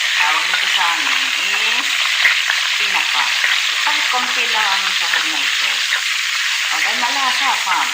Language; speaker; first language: Filipino; non-native, local second language; Iloko